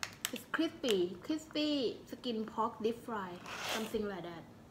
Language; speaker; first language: English; non-native, learner; Thai